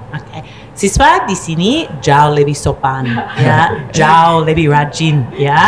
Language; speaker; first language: Indonesian; non-native, fluent; English